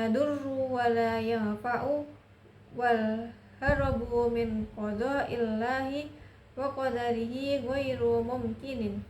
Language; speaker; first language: Arabic; non-native, learner; Indonesian